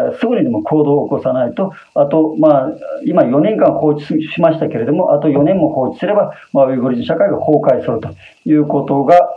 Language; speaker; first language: Japanese; non-native, fluent; Uyghur